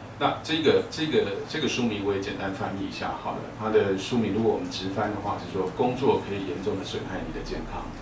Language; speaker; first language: Chinese; native; Chinese